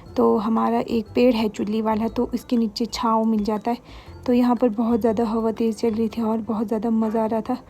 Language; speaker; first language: Hindi; non-native, local second language; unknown